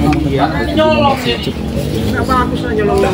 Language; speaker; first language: Indonesian; native; Indonesian